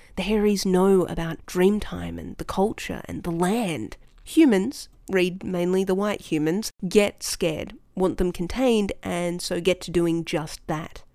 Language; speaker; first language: English; native; English